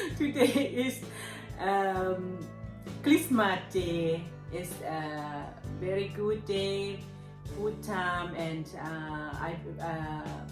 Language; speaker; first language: English; non-native, learner; Thai